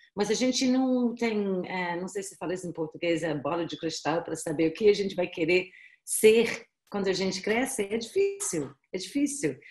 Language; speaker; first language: Portuguese; non-native, fluent; English